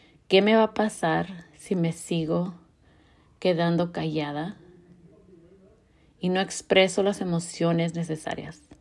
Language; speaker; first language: Spanish; early bilingual, heritage; Spanish